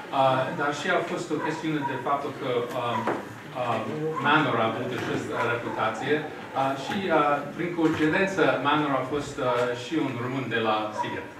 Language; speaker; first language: Romanian; non-native, fluent; English